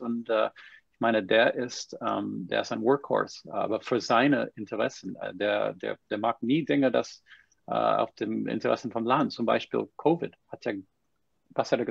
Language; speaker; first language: German; non-native, fluent; English